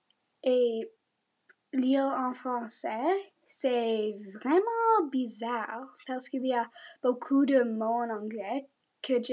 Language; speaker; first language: French; non-native, learner; English